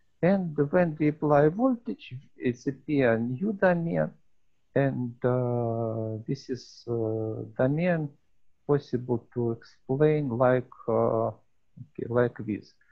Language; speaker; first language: English; non-native, learner; Russian